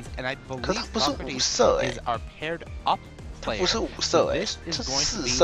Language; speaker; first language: Chinese; native; Chinese